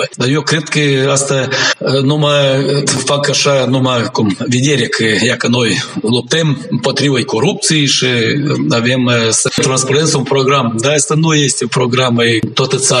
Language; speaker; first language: Romanian; non-native, local second language; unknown